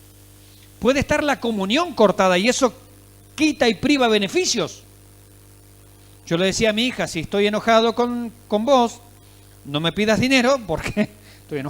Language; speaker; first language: Spanish; native; Spanish